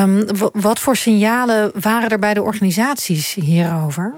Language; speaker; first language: Dutch; native; Dutch